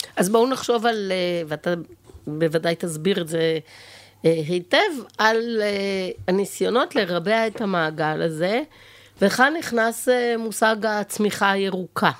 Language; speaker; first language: Hebrew; native; Hebrew